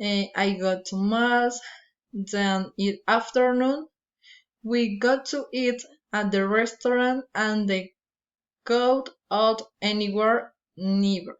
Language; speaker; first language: English; non-native, learner; Spanish